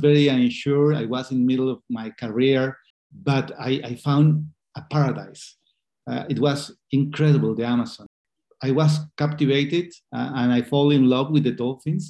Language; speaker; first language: English; non-native, fluent; Spanish